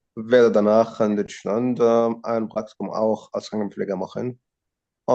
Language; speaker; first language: German; non-native, learner; Arabic